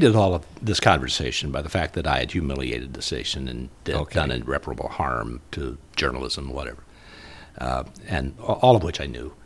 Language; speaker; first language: English; native; English